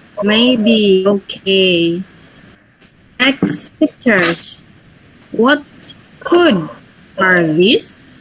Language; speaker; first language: English; non-native, fluent; Indonesian